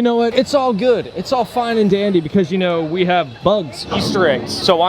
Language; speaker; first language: English; native; English